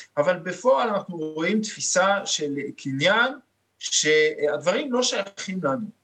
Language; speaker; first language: Hebrew; non-native, fluent; French